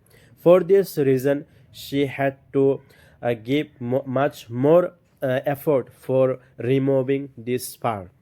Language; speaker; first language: English; non-native, learner; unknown